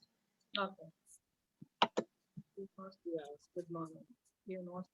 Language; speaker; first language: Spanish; non-native, learner; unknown